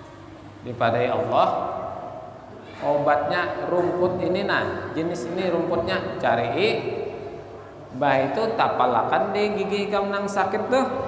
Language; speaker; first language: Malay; non-native, local second language; Banjar